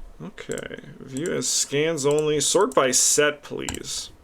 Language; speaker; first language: English; native; English